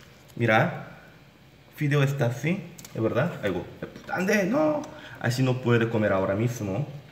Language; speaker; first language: Spanish; non-native, learner; Korean